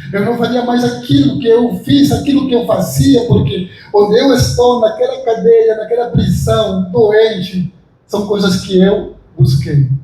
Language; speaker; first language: Portuguese; non-native, fluent; Spanish